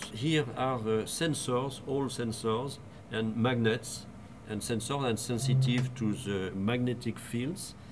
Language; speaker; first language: English; non-native, fluent; French